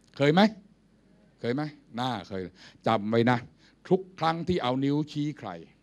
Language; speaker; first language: Thai; native; Thai